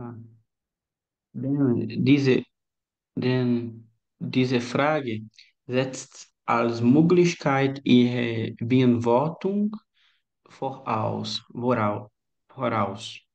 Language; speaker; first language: German; non-native, learner; Portuguese